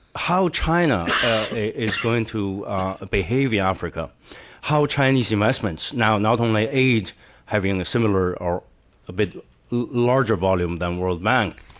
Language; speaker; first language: English; non-native, fluent; Chinese